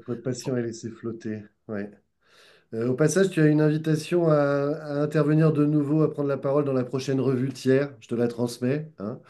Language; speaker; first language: French; native; French